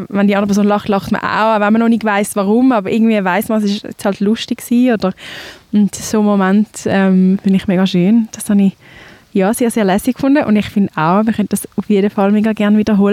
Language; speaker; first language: German; native; German